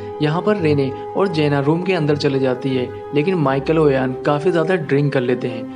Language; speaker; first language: Hindi; native; Hindi